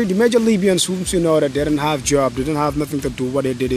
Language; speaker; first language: English; non-native, local second language; Wolof